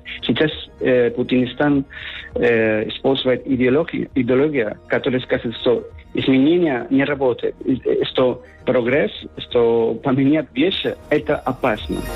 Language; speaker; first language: Russian; non-native, learner; Spanish